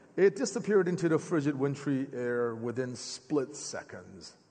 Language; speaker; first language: English; native; English